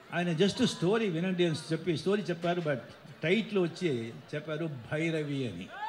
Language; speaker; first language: Telugu; non-native, local second language; Marathi